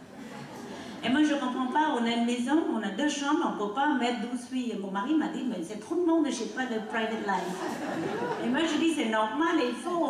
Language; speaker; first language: French; non-native, learner; Khmer